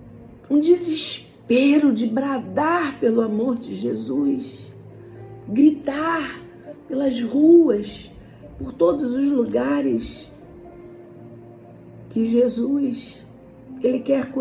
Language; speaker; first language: Portuguese; native; Portuguese